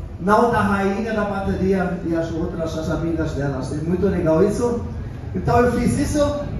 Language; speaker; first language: Portuguese; non-native, fluent; German